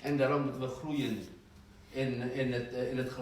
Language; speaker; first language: Dutch; non-native, fluent; Indonesian